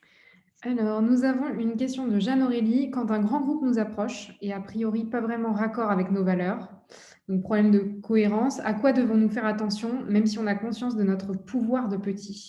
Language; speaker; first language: French; native; French